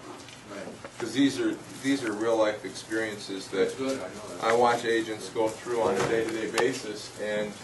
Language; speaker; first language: English; native; English